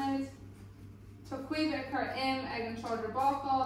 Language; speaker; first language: Irish; non-native, local second language; English